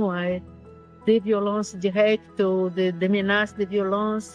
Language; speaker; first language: French; non-native, fluent; Portuguese